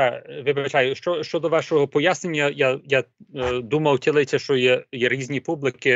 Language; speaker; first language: Ukrainian; early bilingual, heritage; Ukrainian